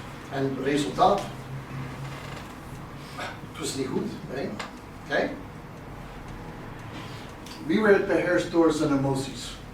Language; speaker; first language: Dutch; non-native, fluent; English